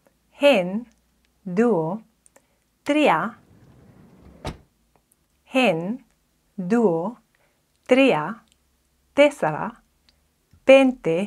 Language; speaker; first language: Greek; non-native, learner; English